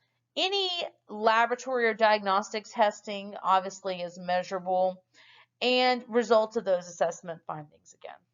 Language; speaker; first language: English; native; English